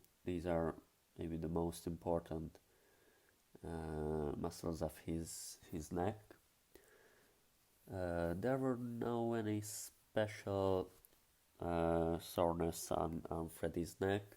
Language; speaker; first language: English; non-native, fluent; Hungarian